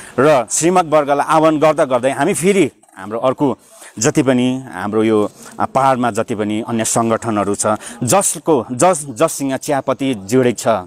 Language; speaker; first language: Nepali; native; Nepali